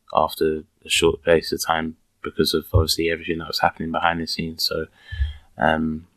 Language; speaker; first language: English; native; English